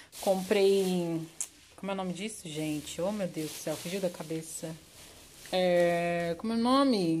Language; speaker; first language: Portuguese; native; Portuguese